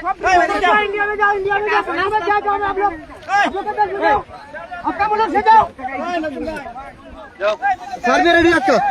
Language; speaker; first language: Hindi; non-native, learner; Bangla